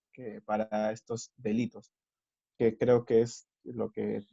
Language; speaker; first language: Spanish; native; Spanish